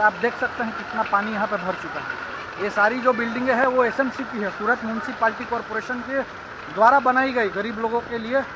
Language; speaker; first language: Hindi; non-native, local second language; Gujarati